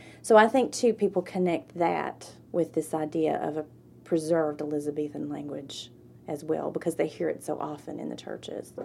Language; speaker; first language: English; native; English